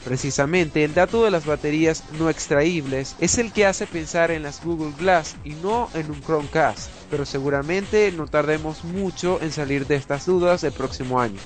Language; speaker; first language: Spanish; native; Spanish